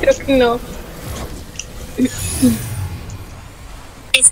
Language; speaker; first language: Spanish; non-native, learner; English